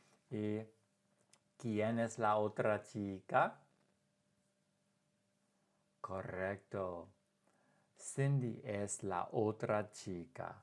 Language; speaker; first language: Spanish; non-native, fluent; English